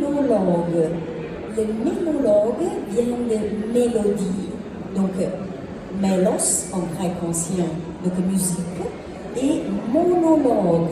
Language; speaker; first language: French; non-native, fluent; Italian